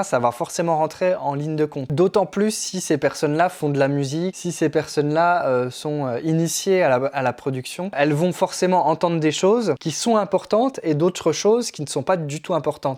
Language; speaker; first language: French; native; French